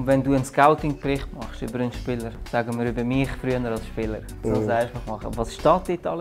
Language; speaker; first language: German; native; German